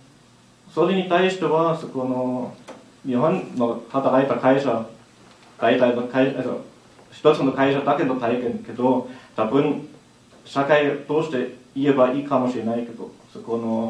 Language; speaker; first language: Japanese; non-native, learner; German